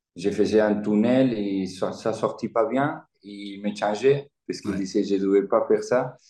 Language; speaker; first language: French; non-native, learner; Spanish